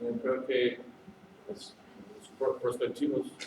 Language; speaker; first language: Spanish; non-native, learner; English